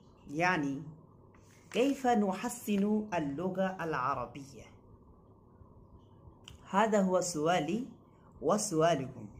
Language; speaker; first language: Arabic; non-native, learner; Bangla